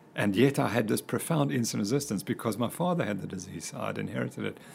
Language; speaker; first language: English; native; English